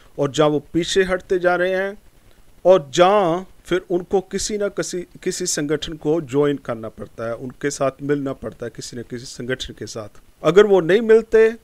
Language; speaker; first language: Hindi; non-native, local second language; Punjabi